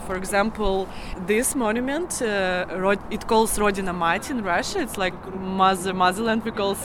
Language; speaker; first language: English; non-native, learner; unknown